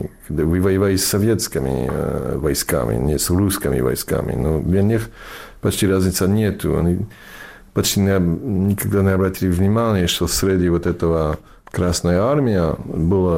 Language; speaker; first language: Russian; non-native, fluent; English